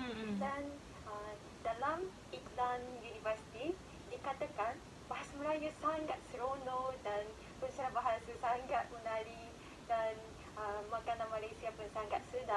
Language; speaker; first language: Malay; non-native, fluent; Japanese